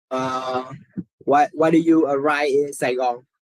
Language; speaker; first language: English; non-native, learner; Vietnamese